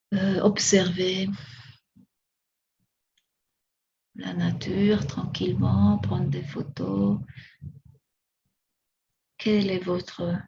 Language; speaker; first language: French; non-native, fluent; Spanish